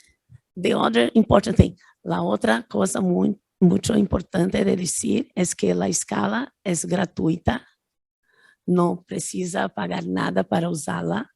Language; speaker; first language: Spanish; non-native, learner; Portuguese